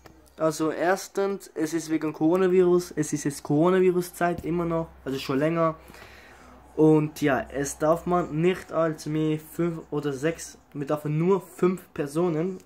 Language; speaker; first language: German; early bilingual, other home language; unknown